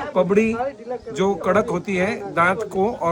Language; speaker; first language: Hindi; non-native, local second language; Gujarati